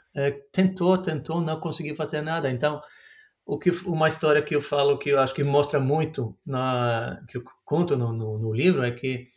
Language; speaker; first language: Portuguese; non-native, fluent; Norwegian